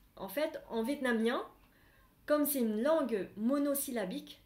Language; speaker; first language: French; non-native, fluent; Vietnamese